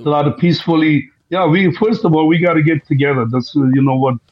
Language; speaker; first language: English; non-native, fluent; Armenian